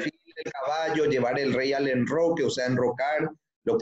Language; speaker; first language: Spanish; native; Spanish